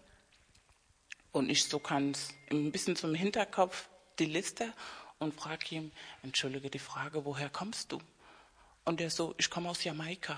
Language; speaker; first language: German; non-native, fluent; Spanish